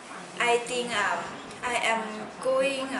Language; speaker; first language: English; non-native, learner; Thai